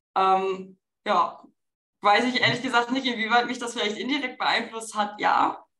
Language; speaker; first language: German; native; German